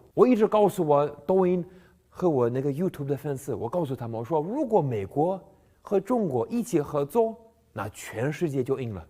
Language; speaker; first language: Chinese; non-native, fluent; English